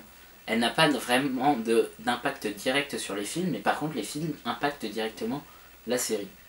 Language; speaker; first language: French; native; French